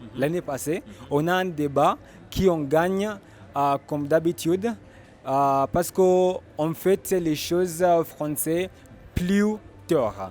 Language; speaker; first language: French; non-native, learner; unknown